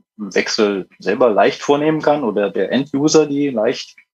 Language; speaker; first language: German; native; German